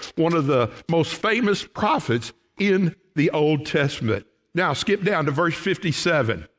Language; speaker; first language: English; native; English